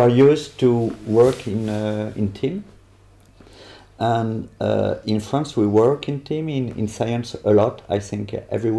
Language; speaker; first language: English; non-native, learner; French